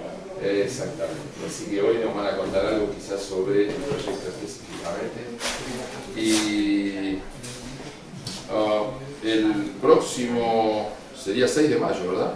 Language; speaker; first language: Spanish; native; Spanish